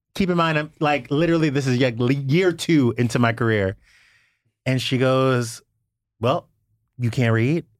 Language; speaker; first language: English; native; English